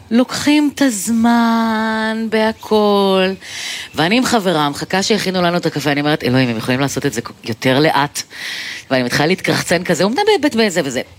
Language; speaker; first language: Hebrew; native; Hebrew